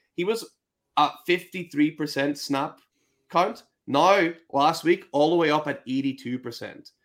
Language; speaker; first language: English; native; English